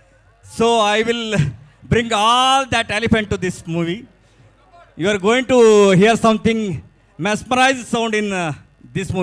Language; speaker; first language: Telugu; non-native, learner; Kannada